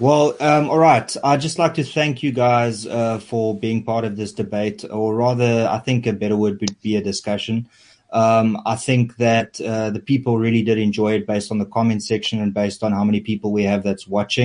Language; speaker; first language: English; non-native, local second language; Afrikaans